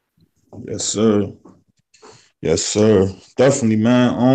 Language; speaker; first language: English; native; English